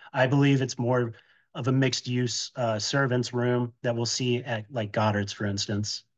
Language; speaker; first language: English; native; English